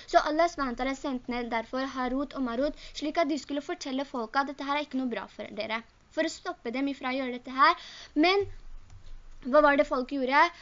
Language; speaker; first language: Norwegian; early bilingual, other home language; Urdu